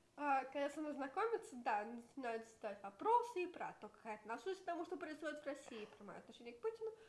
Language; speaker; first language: Russian; native; Russian